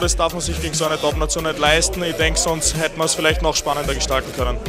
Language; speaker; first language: German; native; German